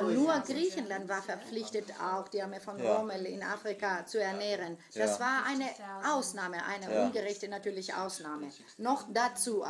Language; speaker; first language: German; non-native, fluent; Greek